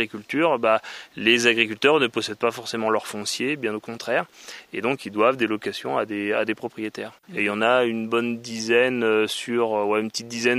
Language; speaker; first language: French; native; French